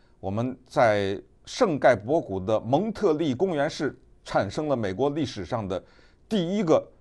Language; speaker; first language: Chinese; native; Chinese